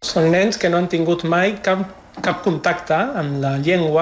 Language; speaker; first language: Catalan; non-native, fluent; Spanish